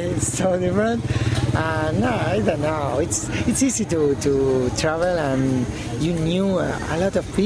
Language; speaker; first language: English; non-native, learner; Spanish